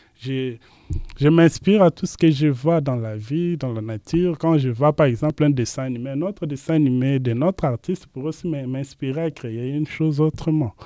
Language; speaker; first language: French; non-native, local second language; Lingala